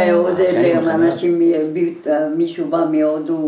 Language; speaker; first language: Hebrew; non-native, learner; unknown